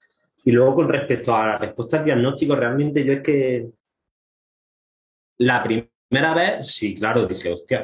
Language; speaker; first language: Spanish; native; Spanish